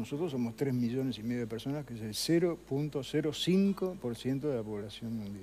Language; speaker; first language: Spanish; native; Spanish